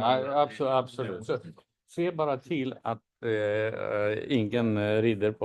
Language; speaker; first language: Swedish; non-native, fluent; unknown